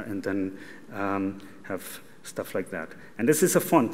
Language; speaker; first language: English; non-native, fluent; German